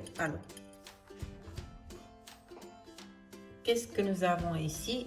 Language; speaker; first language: French; non-native, fluent; Romanian